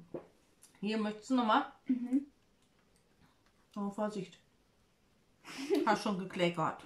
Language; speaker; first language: German; native; German